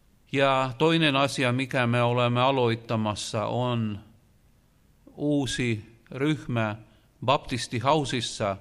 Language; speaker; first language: Finnish; non-native, learner; Russian